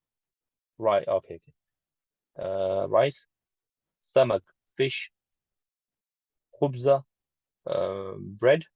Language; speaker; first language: English; non-native, learner; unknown